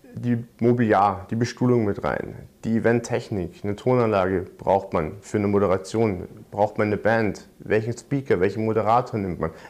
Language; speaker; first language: German; native; German